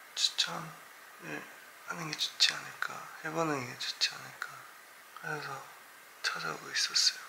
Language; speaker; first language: Korean; early bilingual, heritage; Korean